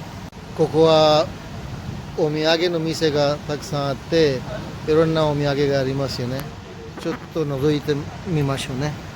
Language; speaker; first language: Japanese; non-native, fluent; Urdu